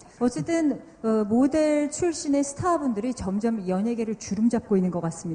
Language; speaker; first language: Korean; native; Korean